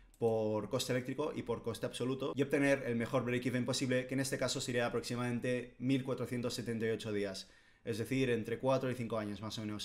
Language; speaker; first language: Spanish; native; Spanish